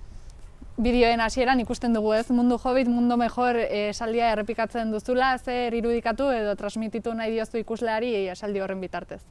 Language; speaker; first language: Basque; native; Basque